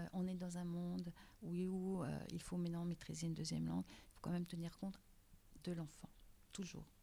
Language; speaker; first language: French; native; French